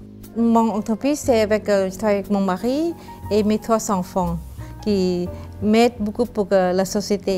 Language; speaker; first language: French; non-native, fluent; Thai